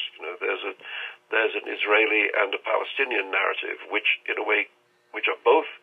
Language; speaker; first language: English; non-native, local second language; Urdu